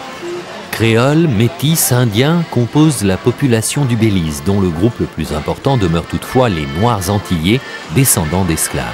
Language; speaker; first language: French; native; French